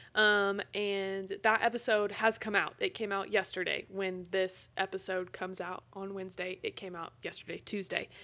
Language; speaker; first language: English; native; English